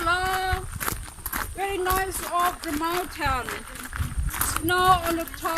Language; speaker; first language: English; non-native, learner; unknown